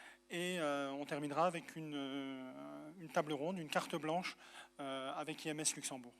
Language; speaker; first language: French; native; French